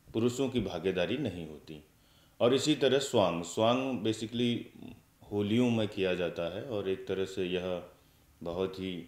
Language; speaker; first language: Hindi; native; Hindi